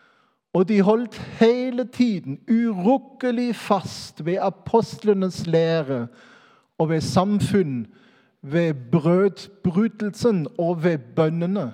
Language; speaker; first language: Norwegian; non-native, fluent; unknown